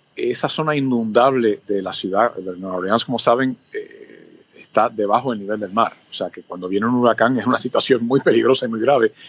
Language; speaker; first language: Spanish; early bilingual, other home language; English